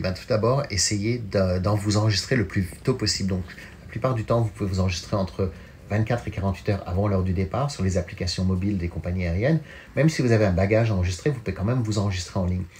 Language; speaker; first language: French; native; French